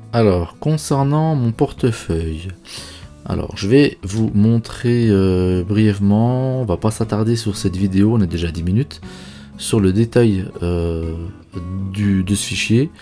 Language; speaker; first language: French; native; French